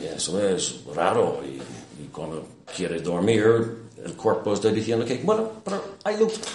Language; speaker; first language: Spanish; non-native, fluent; English